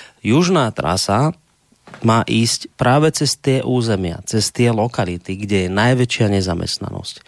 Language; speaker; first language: Slovak; native; Slovak